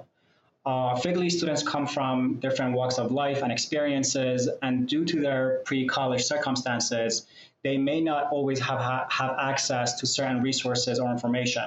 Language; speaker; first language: English; non-native, fluent; Persian